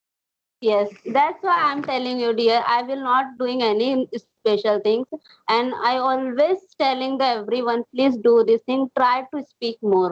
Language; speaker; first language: English; non-native, learner; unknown